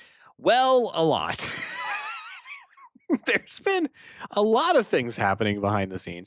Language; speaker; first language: English; native; English